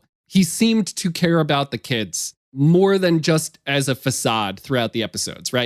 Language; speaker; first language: English; native; English